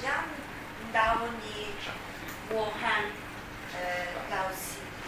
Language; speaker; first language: Chinese; non-native, learner; Italian